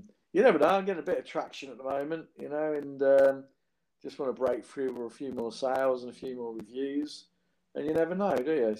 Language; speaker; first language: English; native; English